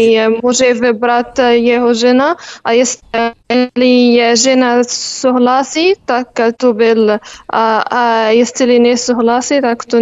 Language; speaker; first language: Czech; non-native, learner; Arabic